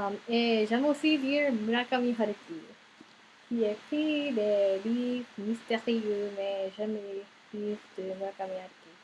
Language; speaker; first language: French; non-native, learner; English